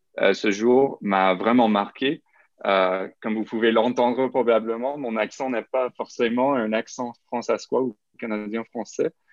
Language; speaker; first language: French; non-native, local second language; English